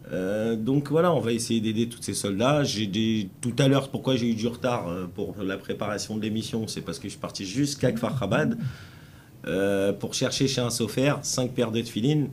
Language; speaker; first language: French; native; French